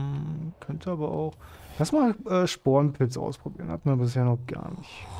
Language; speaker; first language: German; native; German